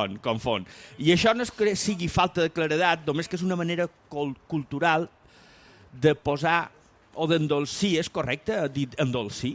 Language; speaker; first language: Catalan; non-native, local second language; Spanish